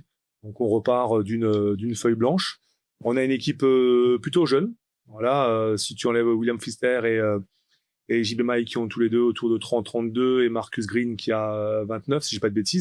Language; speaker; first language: French; native; French